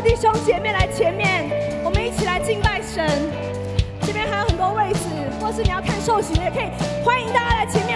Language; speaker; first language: Chinese; native; Chinese